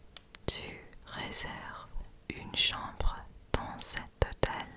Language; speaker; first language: French; non-native, learner; English